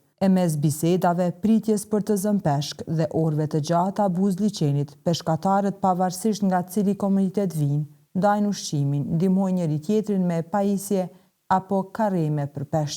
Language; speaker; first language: Albanian; native; Albanian